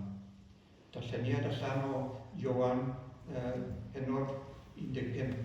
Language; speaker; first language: Welsh; native; Welsh